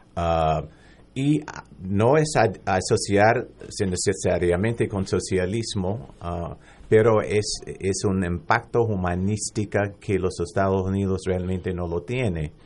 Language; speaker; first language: Spanish; non-native, fluent; English